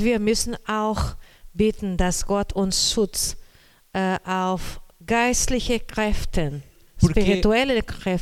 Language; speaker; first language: German; non-native, learner; Portuguese